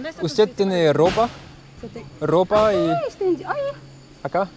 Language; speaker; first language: Spanish; non-native, learner; French